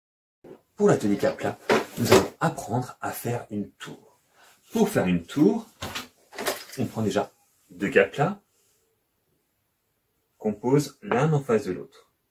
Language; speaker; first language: French; native; French